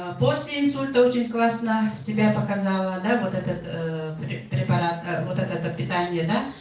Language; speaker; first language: Russian; non-native, local second language; Yakut